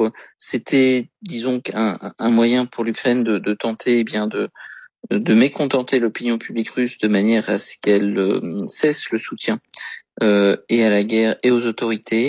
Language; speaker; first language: French; native; French